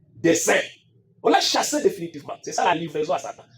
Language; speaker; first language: French; non-native, local second language; Swahili